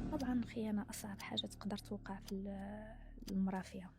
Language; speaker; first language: Arabic; native; Arabic